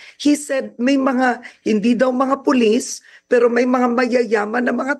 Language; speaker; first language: Filipino; native; Filipino